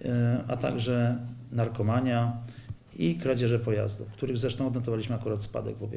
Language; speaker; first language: Polish; native; Polish